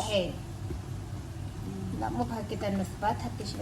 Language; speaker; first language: Arabic; non-native, learner; Urdu